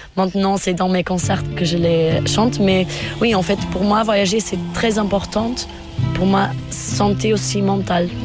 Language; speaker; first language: French; non-native, fluent; Portuguese